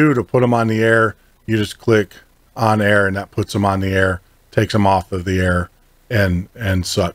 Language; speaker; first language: English; native; English